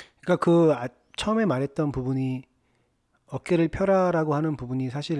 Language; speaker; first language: Korean; native; Korean